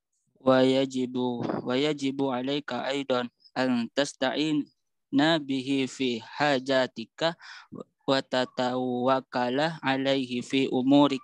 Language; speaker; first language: Arabic; non-native, learner; Indonesian